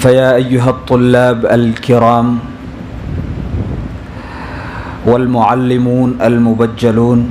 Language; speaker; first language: Arabic; non-native, fluent; Urdu